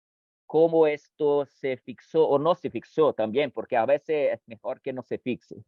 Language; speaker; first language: Spanish; non-native, fluent; Portuguese